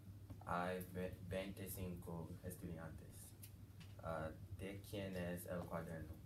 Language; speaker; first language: Spanish; non-native, learner; English